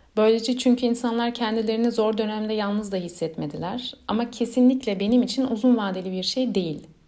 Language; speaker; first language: Turkish; early bilingual, heritage; Turkish